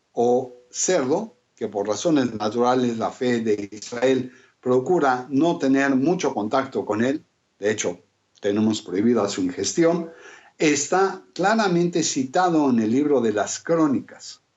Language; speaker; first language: Spanish; native; Spanish